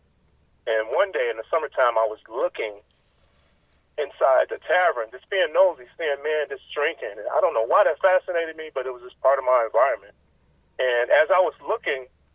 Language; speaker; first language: English; native; English